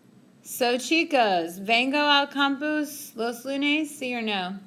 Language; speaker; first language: Spanish; non-native, fluent; English